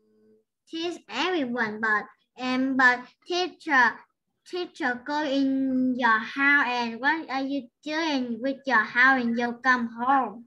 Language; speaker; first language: English; non-native, learner; Vietnamese